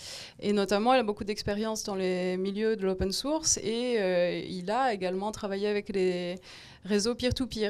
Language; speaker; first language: French; native; French